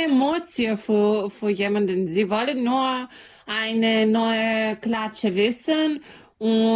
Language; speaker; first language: German; non-native, learner; Serbian